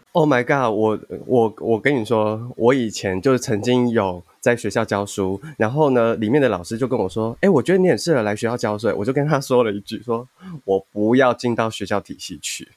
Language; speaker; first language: Chinese; native; Chinese